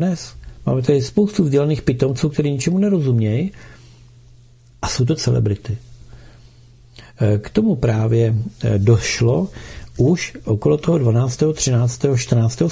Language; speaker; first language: Czech; native; Czech